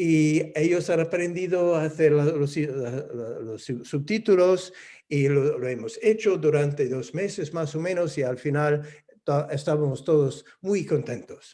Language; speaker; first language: Spanish; non-native, fluent; English